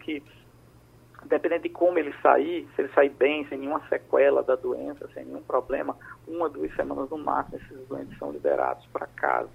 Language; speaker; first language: Portuguese; native; Portuguese